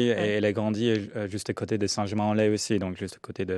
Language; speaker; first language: French; non-native, fluent; English